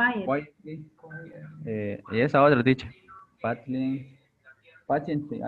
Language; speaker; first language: Spanish; native; Spanish